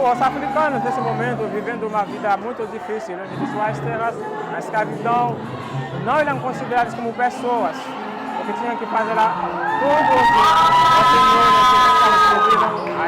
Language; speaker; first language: Portuguese; non-native, fluent; Haitian Creole